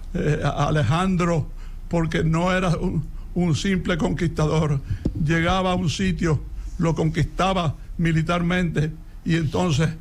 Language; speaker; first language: Spanish; native; Spanish